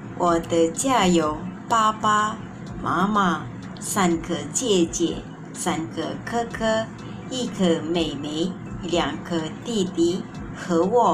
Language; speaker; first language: Chinese; non-native, learner; Malay